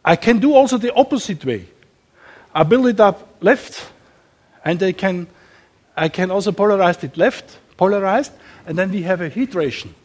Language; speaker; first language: English; non-native, learner; German